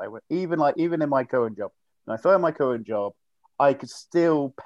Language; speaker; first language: English; native; English